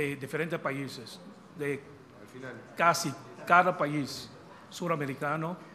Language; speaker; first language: Spanish; non-native, fluent; English